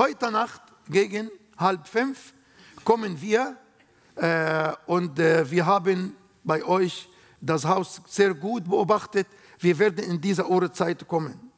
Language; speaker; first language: German; non-native, learner; Arabic